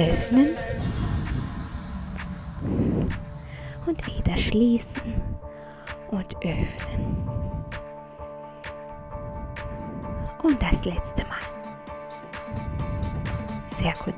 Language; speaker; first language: German; native; German